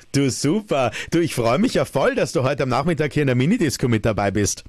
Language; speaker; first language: German; native; German